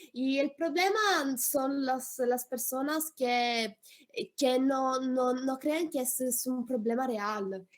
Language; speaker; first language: Spanish; non-native, learner; Italian